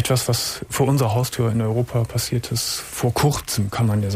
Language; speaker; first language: German; native; German